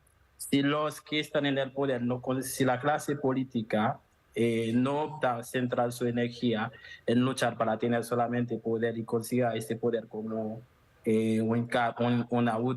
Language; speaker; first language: Spanish; non-native, fluent; Haitian Creole